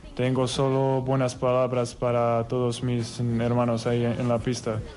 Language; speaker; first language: Spanish; non-native, fluent; Croatian